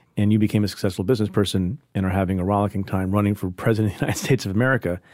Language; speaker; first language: English; early bilingual, other home language; Hindi